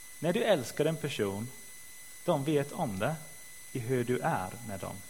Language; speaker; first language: Swedish; non-native, fluent; English